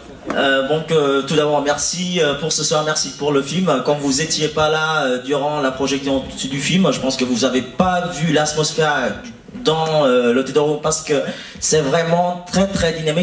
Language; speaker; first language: French; non-native, fluent; Vietnamese